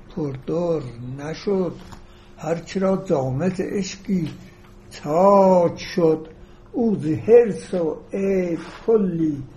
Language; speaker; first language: Persian; native; Persian